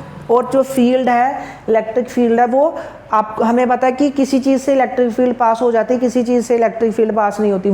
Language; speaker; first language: Hindi; non-native, local second language; Punjabi